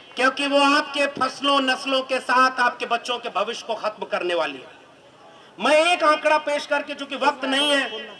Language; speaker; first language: Hindi; native; Hindi